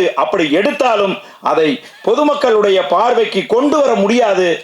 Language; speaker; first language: Tamil; native; Tamil